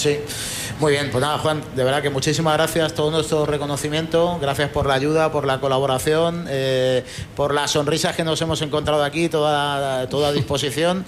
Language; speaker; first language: Spanish; native; Spanish